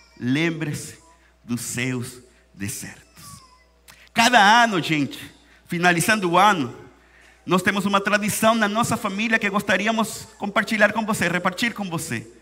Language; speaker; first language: Portuguese; non-native, fluent; Spanish